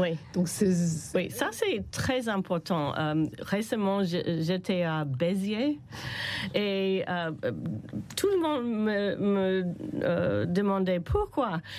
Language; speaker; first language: French; non-native, learner; English